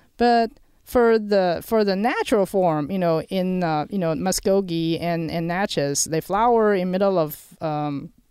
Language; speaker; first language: English; non-native, fluent; Chinese